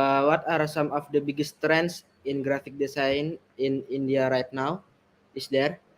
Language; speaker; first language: English; non-native, learner; Indonesian